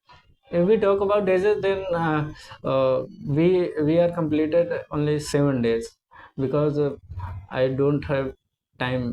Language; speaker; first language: English; non-native, learner; Hindi